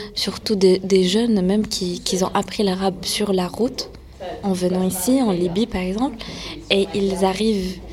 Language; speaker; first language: French; native; French